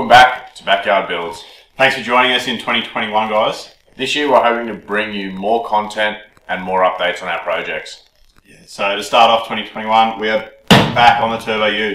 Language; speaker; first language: English; native; English